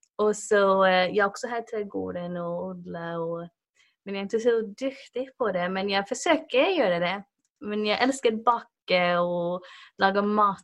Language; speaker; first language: Swedish; non-native, fluent; English